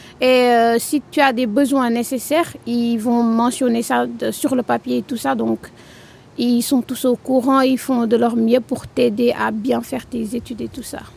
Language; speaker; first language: French; non-native, local second language; Wolof